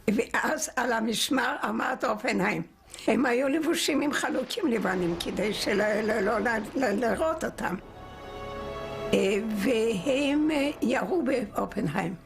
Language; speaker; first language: Hebrew; non-native, fluent; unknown